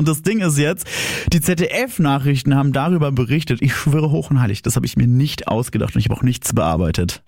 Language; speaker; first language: German; native; German